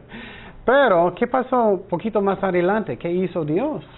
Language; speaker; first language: Spanish; non-native, fluent; English